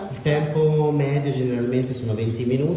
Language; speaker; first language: Italian; native; Italian